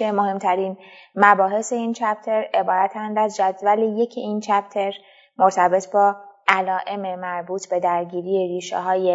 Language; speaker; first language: Persian; native; Persian